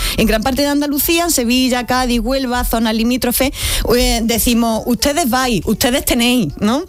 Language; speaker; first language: Spanish; native; Spanish